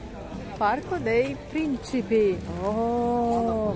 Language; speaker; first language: Italian; non-native, learner; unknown